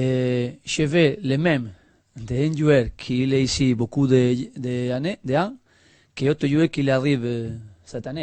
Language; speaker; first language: French; non-native, learner; Spanish